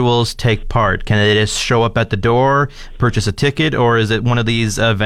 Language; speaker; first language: English; native; English